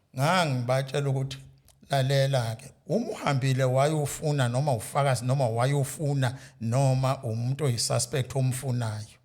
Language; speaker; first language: Zulu; native; Zulu